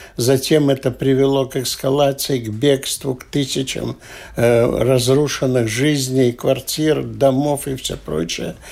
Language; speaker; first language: Russian; non-native, local second language; Latvian